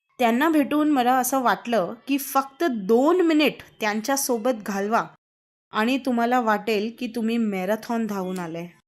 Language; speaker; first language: Marathi; non-native, local second language; Hindi